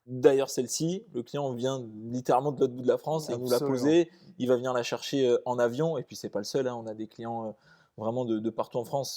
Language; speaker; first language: French; native; French